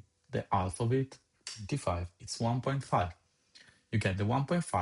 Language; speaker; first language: English; non-native, fluent; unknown